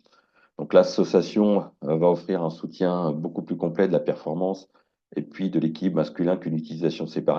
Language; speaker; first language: French; native; French